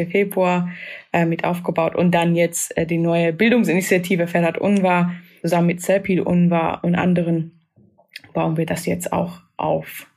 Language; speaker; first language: German; non-native, fluent; English